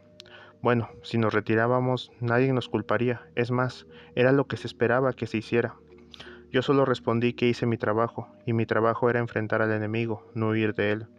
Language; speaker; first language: Spanish; native; Spanish